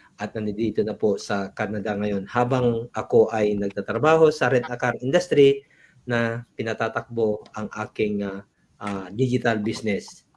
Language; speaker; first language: Filipino; non-native, local second language; Iloko